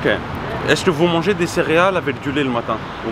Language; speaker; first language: French; native; French